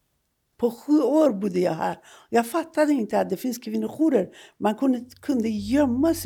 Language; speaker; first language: Swedish; non-native, fluent; Persian